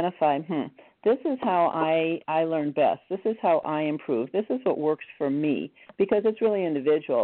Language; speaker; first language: English; native; English